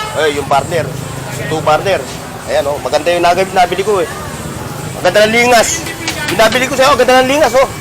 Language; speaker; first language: Filipino; native; Filipino